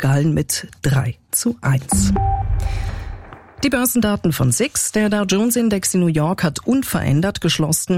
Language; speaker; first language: German; native; German